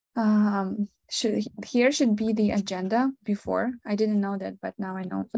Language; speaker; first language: English; non-native, fluent; Ukrainian